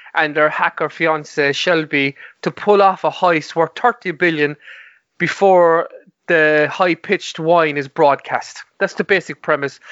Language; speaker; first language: English; native; English